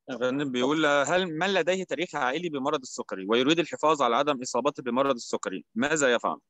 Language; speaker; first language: Arabic; native; Arabic